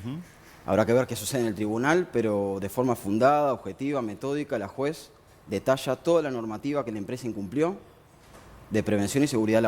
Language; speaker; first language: Spanish; native; Spanish